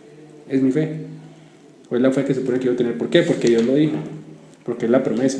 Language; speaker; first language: Spanish; native; Spanish